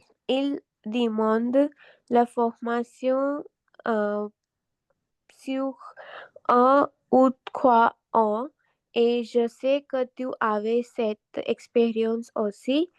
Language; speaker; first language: French; non-native, learner; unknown